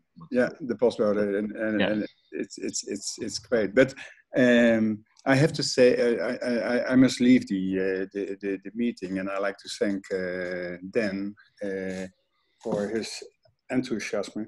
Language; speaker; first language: English; non-native, fluent; Dutch